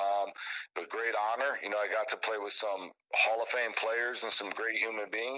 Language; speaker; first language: English; native; English